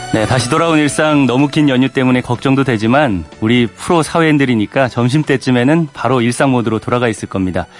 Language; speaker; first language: Korean; native; Korean